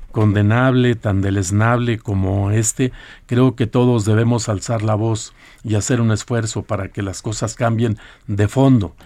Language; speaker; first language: Spanish; native; Spanish